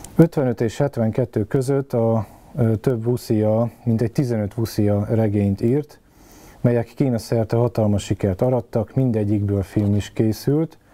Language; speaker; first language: Hungarian; native; Hungarian